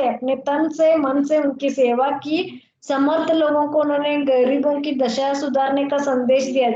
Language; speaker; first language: Hindi; non-native, local second language; Kannada